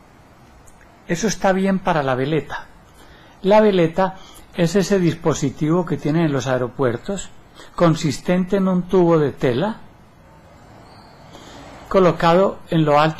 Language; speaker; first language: Spanish; native; Spanish